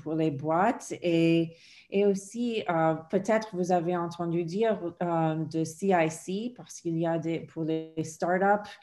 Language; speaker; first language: French; non-native, fluent; English